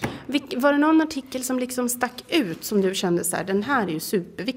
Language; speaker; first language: Swedish; native; Swedish